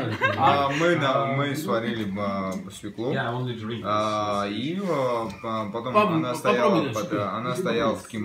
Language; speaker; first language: Russian; non-native, fluent; Georgian